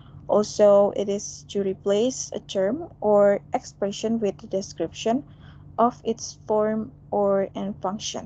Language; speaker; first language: English; non-native, fluent; Indonesian